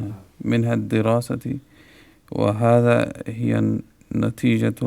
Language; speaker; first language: Arabic; non-native, learner; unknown